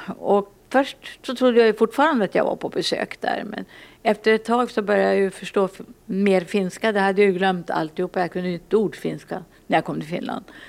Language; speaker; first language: Swedish; early bilingual, other home language; Finnish